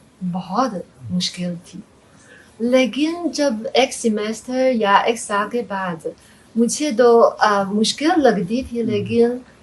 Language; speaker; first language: Hindi; non-native, fluent; Chinese